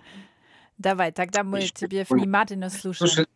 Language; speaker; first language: Russian; non-native, learner; German